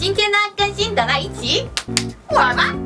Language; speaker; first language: Chinese; non-native, fluent; Korean